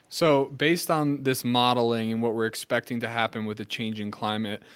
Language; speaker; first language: English; native; English